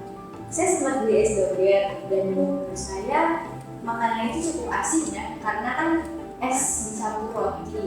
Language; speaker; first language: Indonesian; early bilingual, heritage; Indonesian